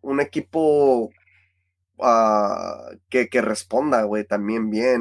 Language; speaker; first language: Spanish; early bilingual, heritage; Spanish